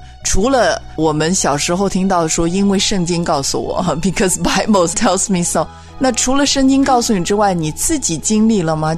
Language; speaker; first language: Chinese; native; Chinese